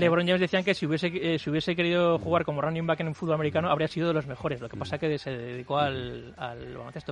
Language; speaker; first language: Spanish; native; Spanish